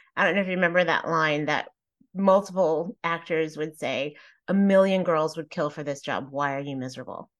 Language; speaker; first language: English; native; English